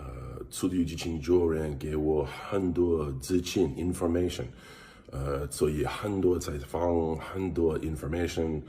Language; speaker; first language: Chinese; non-native, learner; English